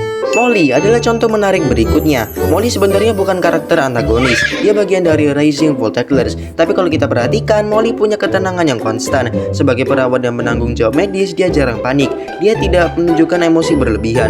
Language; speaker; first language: Indonesian; native; Indonesian